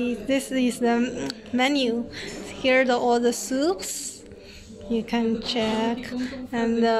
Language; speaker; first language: English; non-native, learner; Chinese